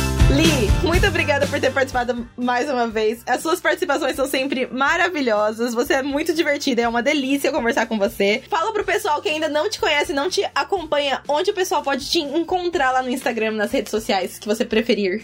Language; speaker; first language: Portuguese; native; Portuguese